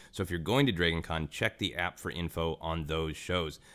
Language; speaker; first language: English; native; English